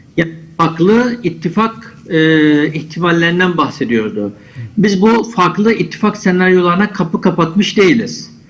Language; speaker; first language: Turkish; native; Turkish